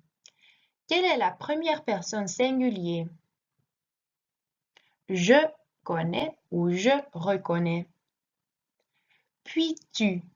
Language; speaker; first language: French; non-native, learner; Dutch